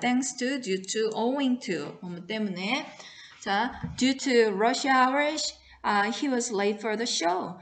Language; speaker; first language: English; non-native, fluent; Korean